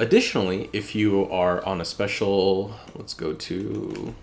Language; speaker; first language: English; native; English